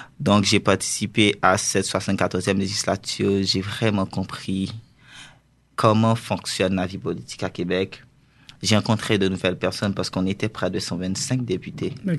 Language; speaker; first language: French; non-native, local second language; Haitian Creole